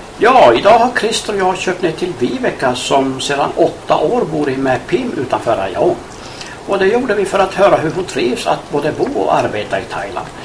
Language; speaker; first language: Swedish; native; Swedish